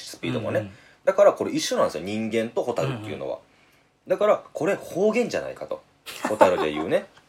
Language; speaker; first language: Japanese; native; Japanese